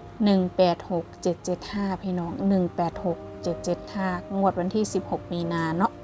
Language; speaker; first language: Thai; non-native, local second language; Northeastern Thai